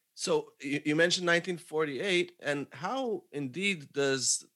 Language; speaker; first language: English; non-native, fluent; Hebrew